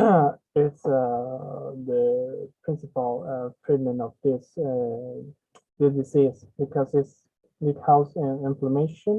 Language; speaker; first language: English; non-native, learner; Spanish